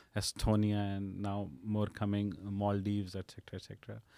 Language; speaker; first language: English; non-native, local second language; Punjabi